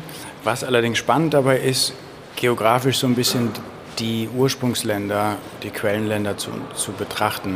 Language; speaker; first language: German; native; German